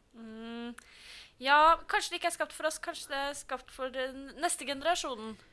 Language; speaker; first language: Norwegian; native; Norwegian